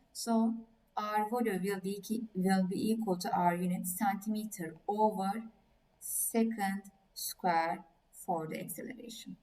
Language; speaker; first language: English; non-native, fluent; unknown